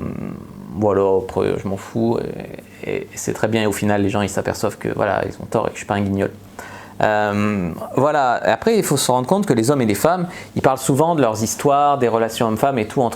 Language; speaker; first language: French; native; French